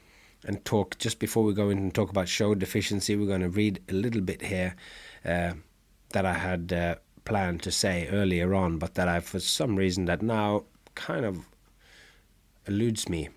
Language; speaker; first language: English; non-native, fluent; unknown